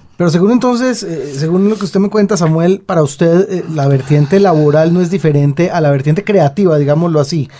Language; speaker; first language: Spanish; native; Spanish